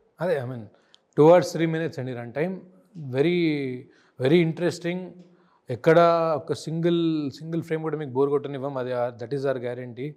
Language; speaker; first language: Telugu; native; Telugu